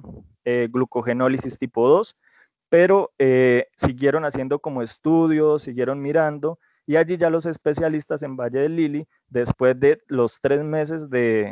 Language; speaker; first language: Spanish; native; Spanish